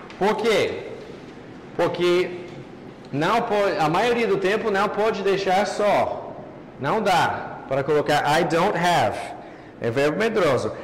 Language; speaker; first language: Portuguese; non-native, fluent; English